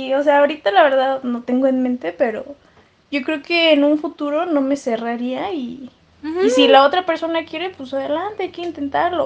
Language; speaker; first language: Spanish; native; Spanish